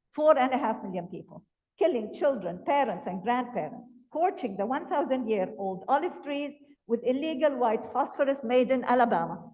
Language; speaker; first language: English; non-native, fluent; Arabic